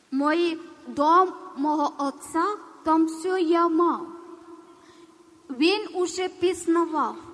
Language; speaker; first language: Ukrainian; non-native, learner; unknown